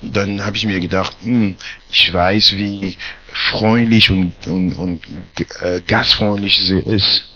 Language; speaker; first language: German; non-native, fluent; French